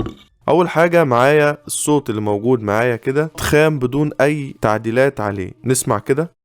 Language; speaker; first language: Arabic; native; Arabic